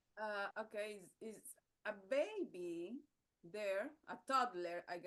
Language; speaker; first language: English; non-native, learner; Spanish